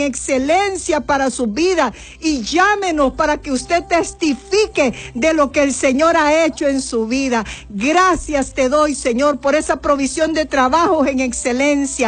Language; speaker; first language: Spanish; native; Spanish